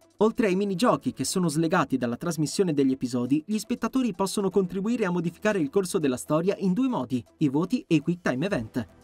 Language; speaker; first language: Italian; native; Italian